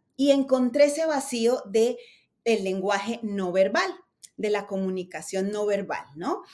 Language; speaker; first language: Spanish; native; Spanish